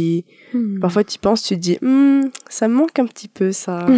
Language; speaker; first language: French; native; French